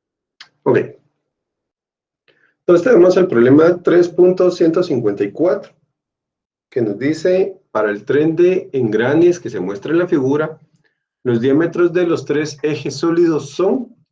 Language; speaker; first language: Spanish; native; Spanish